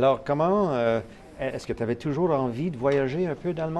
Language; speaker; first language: French; native; French